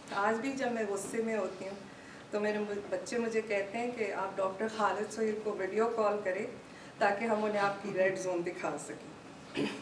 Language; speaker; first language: Urdu; native; Urdu